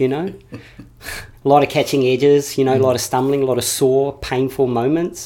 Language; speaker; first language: English; native; English